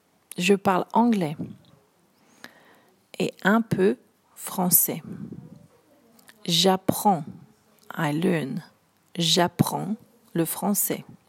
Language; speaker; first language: French; non-native, learner; English